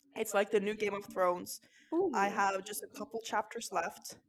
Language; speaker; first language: English; non-native, fluent; Norwegian